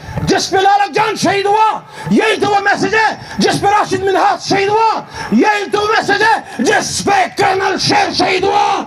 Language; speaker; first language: Urdu; native; Urdu